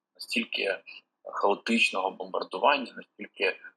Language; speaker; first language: Ukrainian; native; Ukrainian